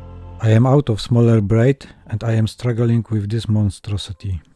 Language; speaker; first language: English; non-native, fluent; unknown